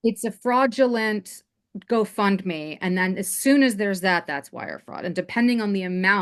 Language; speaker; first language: English; native; English